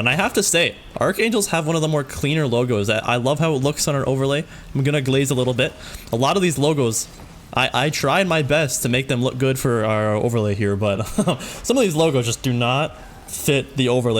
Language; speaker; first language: English; native; English